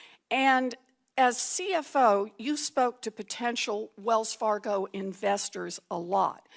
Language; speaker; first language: English; native; English